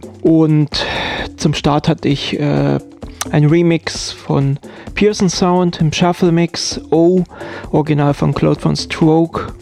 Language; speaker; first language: German; native; German